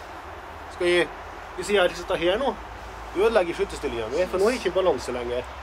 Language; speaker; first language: Norwegian; native; Norwegian